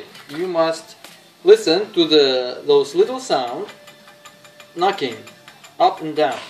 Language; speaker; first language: English; non-native, fluent; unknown